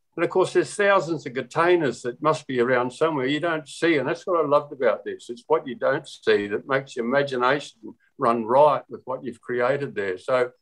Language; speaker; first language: English; native; English